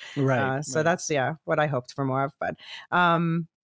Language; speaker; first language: English; native; English